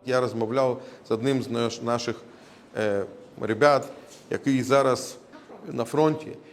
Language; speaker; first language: Ukrainian; non-native, local second language; Russian